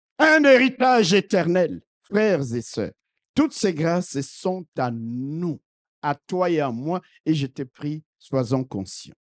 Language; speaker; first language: French; non-native, local second language; Lingala